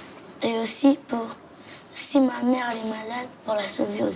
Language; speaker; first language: French; early bilingual, other home language; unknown